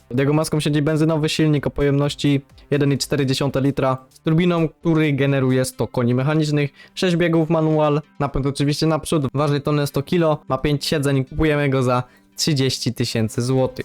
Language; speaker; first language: Polish; native; Polish